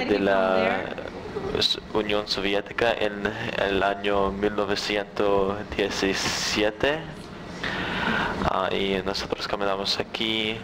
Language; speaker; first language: Spanish; non-native, learner; Russian